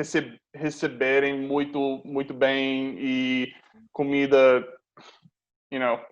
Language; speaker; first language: Portuguese; non-native, fluent; English